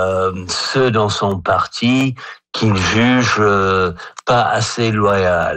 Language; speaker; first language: French; non-native, fluent; English